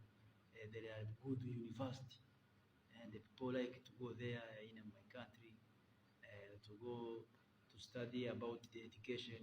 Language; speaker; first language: English; non-native, learner; Kinyarwanda